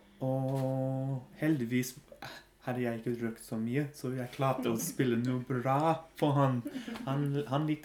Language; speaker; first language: Norwegian; non-native, fluent; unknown